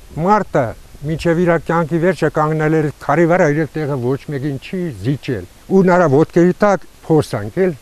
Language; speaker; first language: Armenian; native; Armenian